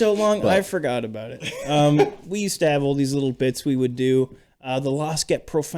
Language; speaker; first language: English; native; English